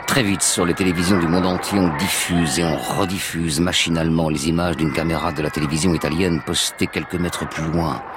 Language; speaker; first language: French; native; French